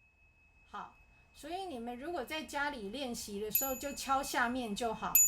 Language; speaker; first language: Chinese; native; Chinese